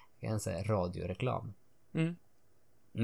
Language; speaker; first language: Swedish; native; Swedish